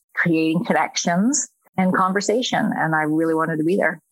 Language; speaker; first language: English; native; English